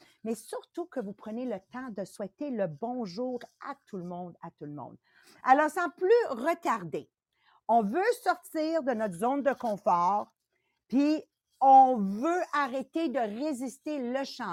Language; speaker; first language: French; native; French